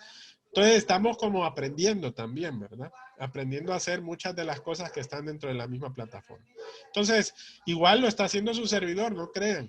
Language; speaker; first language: Spanish; native; Spanish